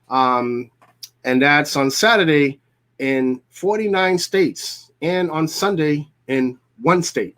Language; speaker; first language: English; native; English